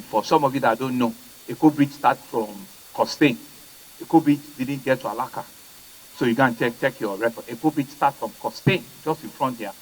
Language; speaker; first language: English; non-native, local second language; Yoruba